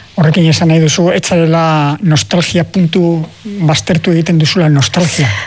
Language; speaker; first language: Basque; native; Basque